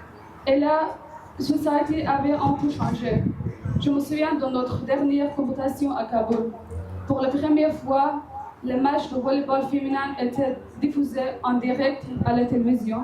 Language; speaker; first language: French; non-native, learner; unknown